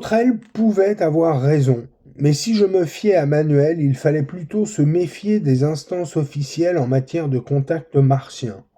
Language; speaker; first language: French; native; French